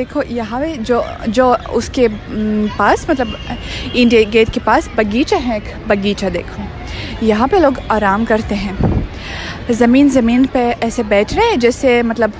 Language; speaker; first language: Hindi; non-native, fluent; Russian